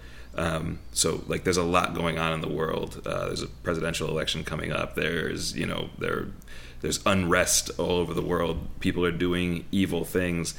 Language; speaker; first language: English; native; English